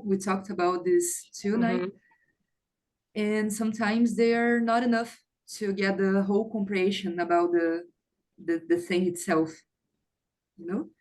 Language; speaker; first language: English; non-native, fluent; Portuguese